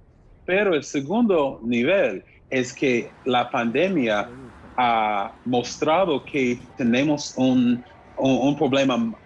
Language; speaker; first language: Spanish; non-native, fluent; English